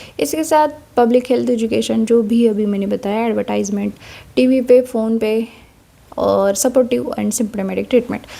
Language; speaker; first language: Hindi; non-native, local second language; Marathi